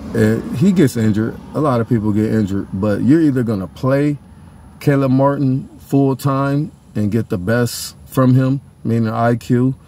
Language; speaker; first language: English; native; English